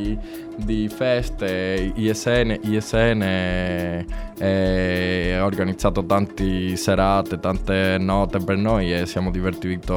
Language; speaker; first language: Italian; non-native, learner; Spanish